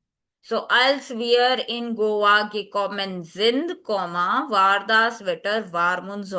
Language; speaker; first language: German; non-native, learner; Hindi